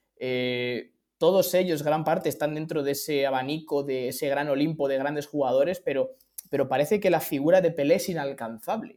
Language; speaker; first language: Spanish; native; Spanish